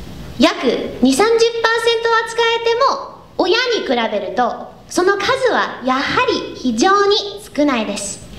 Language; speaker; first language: Japanese; non-native, learner; English